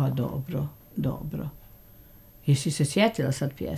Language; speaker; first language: Croatian; native; Croatian